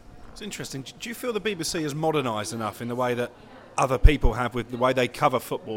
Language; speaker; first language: English; native; English